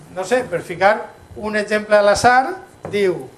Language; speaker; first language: Spanish; non-native, local second language; Catalan